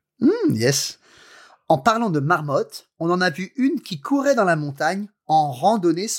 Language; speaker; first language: French; native; French